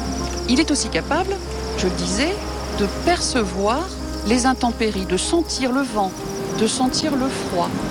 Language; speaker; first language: French; native; French